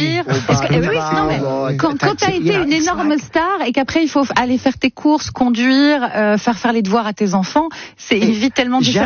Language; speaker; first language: French; native; French